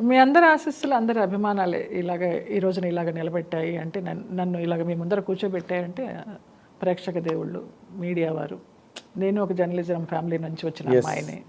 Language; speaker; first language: Telugu; native; Telugu